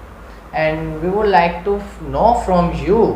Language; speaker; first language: English; non-native, learner; Hindi